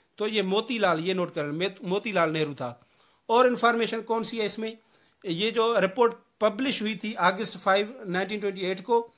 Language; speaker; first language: Urdu; non-native, local second language; Sindhi